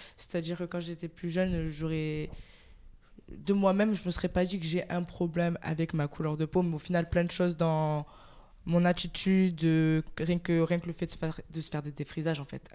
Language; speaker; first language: French; native; French